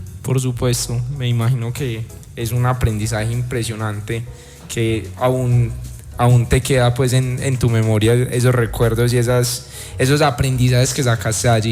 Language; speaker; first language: Spanish; native; Spanish